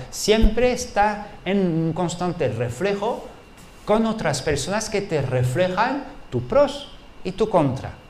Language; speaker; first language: Spanish; non-native, fluent; French